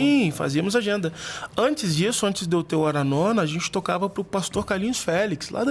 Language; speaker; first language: Portuguese; native; Portuguese